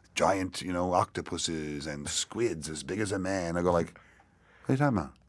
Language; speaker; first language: English; native; English